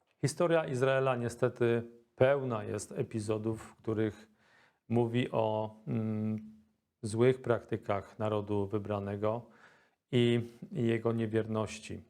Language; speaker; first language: Polish; native; Polish